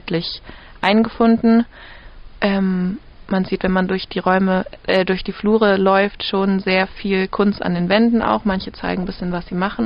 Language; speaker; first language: German; native; German